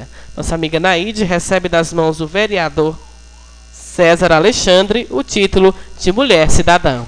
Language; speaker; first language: Portuguese; native; Portuguese